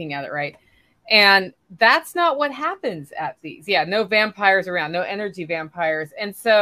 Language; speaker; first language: English; native; English